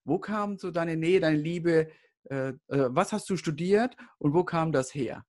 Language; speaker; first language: German; native; German